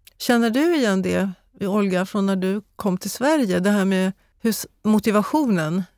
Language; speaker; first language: Swedish; native; Swedish